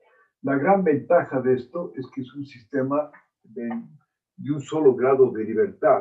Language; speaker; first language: Spanish; native; Spanish